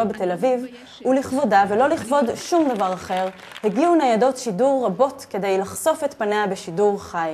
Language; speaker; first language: Hebrew; native; Hebrew